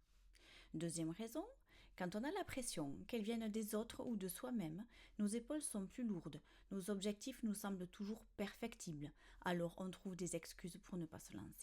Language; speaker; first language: French; native; French